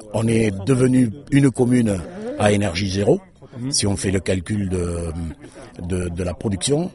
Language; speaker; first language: French; native; French